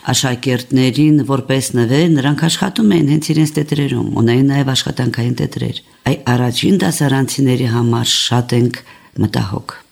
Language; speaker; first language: Armenian; native; Armenian